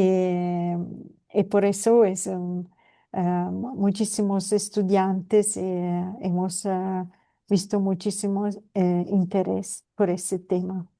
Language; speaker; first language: Spanish; non-native, fluent; Italian